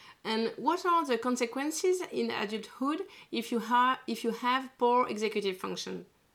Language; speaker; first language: English; non-native, learner; French